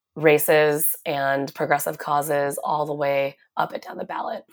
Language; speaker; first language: English; native; English